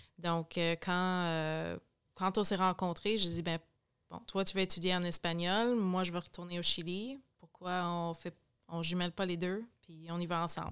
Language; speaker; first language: French; non-native, local second language; English